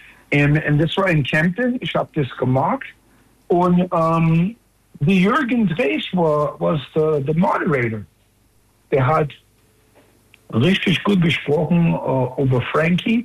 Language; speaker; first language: German; non-native, learner; English